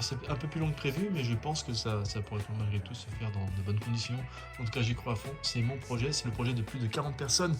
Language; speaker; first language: French; native; French